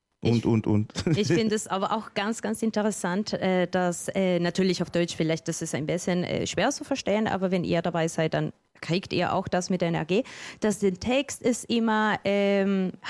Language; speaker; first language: German; non-native, fluent; Spanish